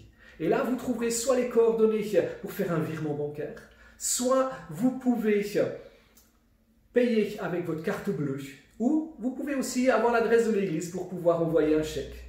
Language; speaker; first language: French; native; French